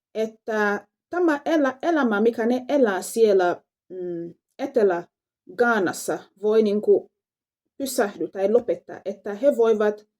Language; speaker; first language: Finnish; non-native, fluent; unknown